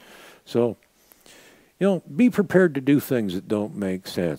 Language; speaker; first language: English; native; English